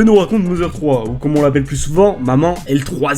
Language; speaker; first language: French; native; French